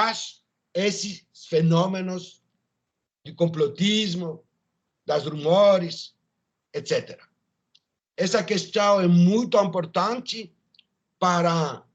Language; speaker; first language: Portuguese; non-native, learner; French